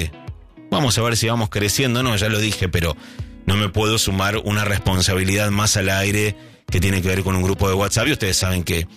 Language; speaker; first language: Spanish; native; Spanish